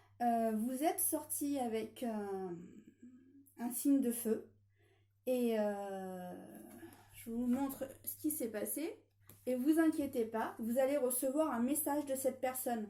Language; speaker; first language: French; native; French